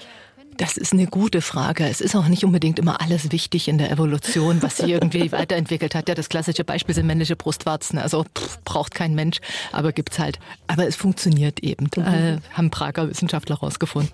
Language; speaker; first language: German; native; German